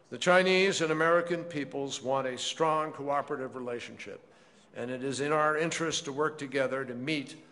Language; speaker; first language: English; native; English